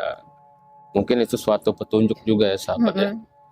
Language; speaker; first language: Indonesian; native; Indonesian